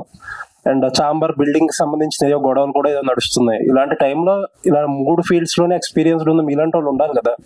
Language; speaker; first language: Telugu; native; Telugu